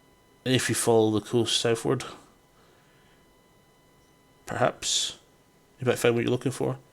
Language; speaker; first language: English; native; English